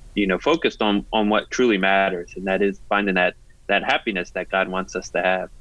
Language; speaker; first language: English; native; English